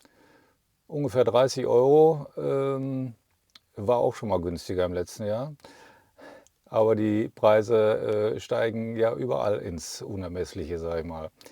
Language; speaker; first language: German; native; German